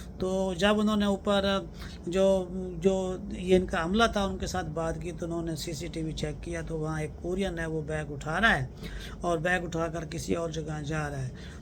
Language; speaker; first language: Urdu; non-native, local second language; Punjabi